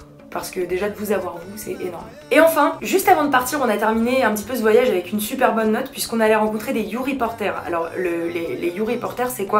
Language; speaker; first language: French; native; French